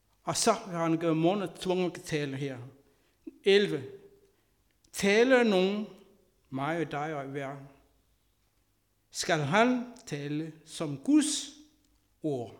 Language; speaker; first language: Danish; non-native, fluent; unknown